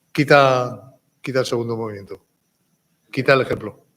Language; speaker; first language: Spanish; native; Spanish